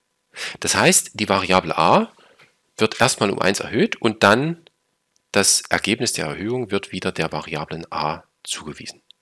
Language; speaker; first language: German; native; German